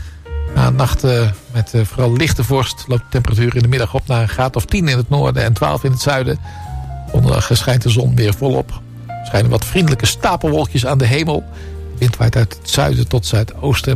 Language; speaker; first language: Dutch; native; Dutch